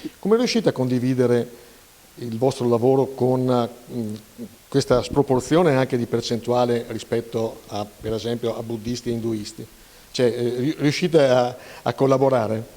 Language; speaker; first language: Italian; native; Italian